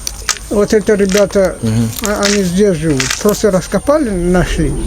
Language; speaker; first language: Russian; non-native, local second language; Tajik